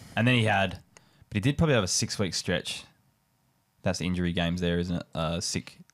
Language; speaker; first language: English; native; English